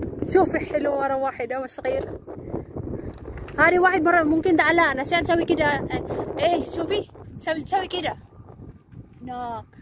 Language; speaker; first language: Arabic; non-native, learner; Filipino